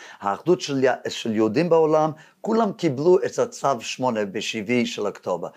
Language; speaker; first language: Hebrew; non-native, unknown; English